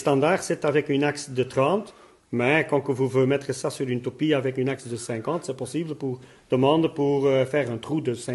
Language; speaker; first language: French; non-native, local second language; Dutch